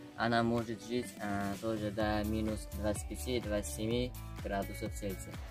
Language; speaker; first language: Russian; non-native, local second language; Uzbek